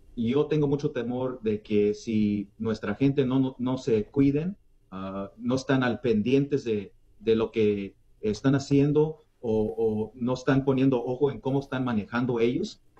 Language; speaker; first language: Spanish; early bilingual, heritage; Spanish